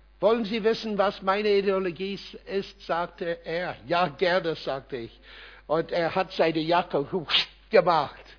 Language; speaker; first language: German; non-native, fluent; English